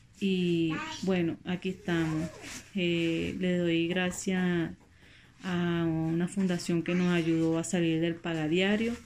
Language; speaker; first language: Spanish; native; Spanish